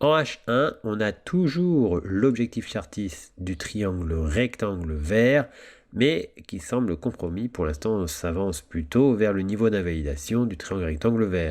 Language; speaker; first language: French; native; French